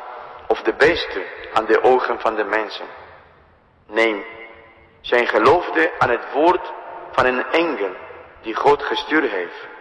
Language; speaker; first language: Dutch; non-native, fluent; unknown